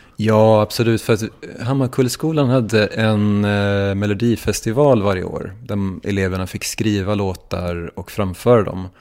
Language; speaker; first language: Swedish; native; Swedish